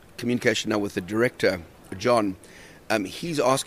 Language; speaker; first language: English; native; English